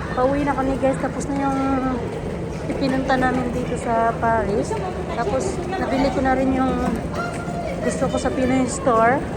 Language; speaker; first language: Filipino; native; Filipino